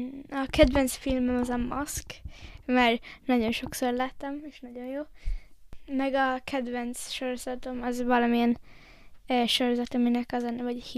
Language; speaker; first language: Hungarian; early bilingual, heritage; Hungarian